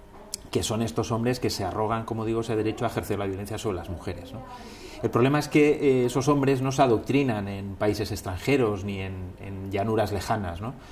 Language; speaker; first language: Spanish; native; Spanish